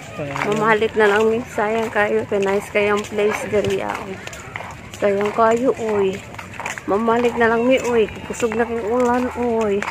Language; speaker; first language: Cebuano; native; Cebuano